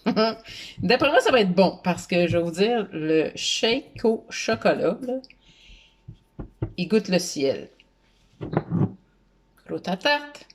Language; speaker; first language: French; native; French